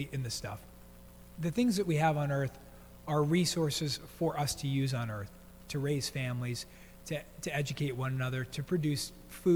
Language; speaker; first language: English; native; English